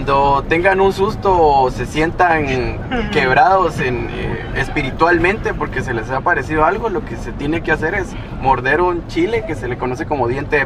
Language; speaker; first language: Spanish; native; Spanish